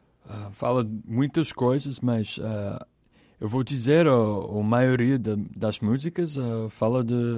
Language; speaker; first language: Portuguese; non-native, learner; English